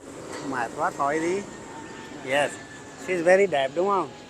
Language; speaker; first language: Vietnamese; non-native, learner; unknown